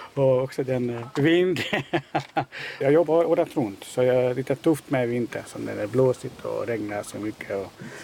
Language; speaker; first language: Swedish; non-native, fluent; Hungarian